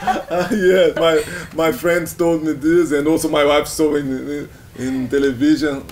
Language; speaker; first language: English; non-native, learner; Portuguese